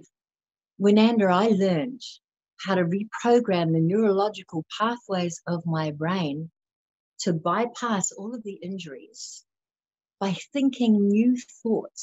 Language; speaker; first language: English; native; English